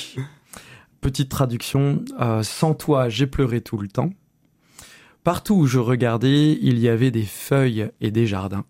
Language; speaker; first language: French; native; French